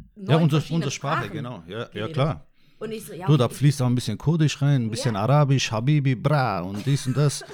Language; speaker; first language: German; non-native, fluent; Turkish